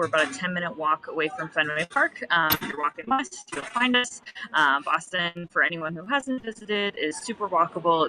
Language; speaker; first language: English; native; English